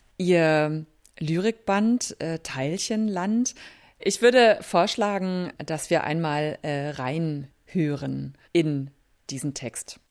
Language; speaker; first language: German; native; German